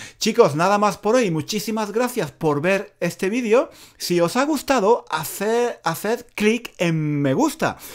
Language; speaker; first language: Spanish; native; Spanish